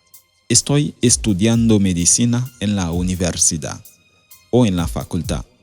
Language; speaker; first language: Spanish; non-native, fluent; Haitian Creole